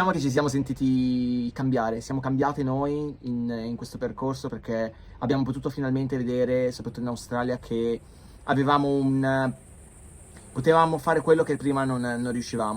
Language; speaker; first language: Italian; native; Italian